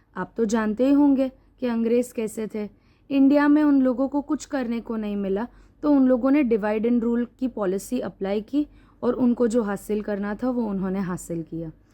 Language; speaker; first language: Hindi; native; Hindi